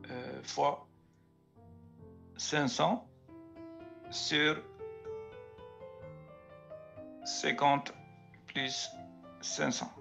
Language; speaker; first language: French; native; French